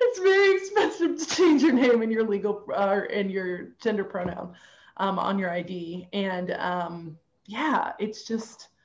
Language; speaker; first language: English; native; English